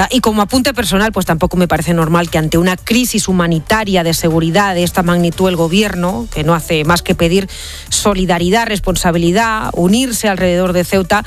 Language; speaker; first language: Spanish; native; Spanish